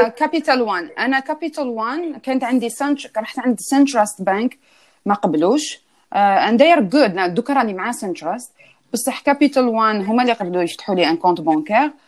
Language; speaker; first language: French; non-native, local second language; Arabic